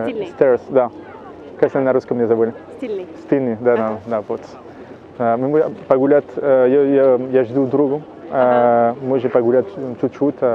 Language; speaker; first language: Russian; non-native, learner; French